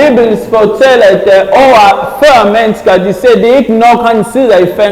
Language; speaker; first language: Danish; non-native, fluent; French